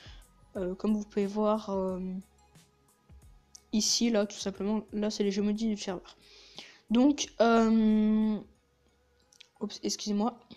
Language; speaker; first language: French; native; French